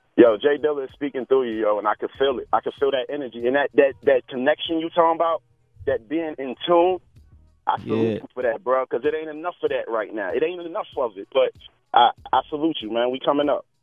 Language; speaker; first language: English; native; English